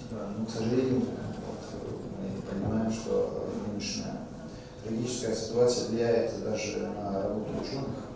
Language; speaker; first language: Russian; non-native, fluent; French